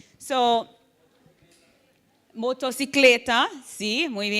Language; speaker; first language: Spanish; non-native, fluent; English